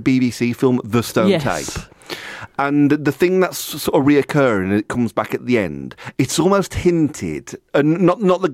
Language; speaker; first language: English; native; English